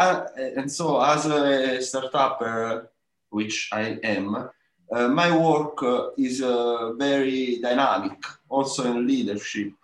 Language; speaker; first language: English; non-native, learner; Italian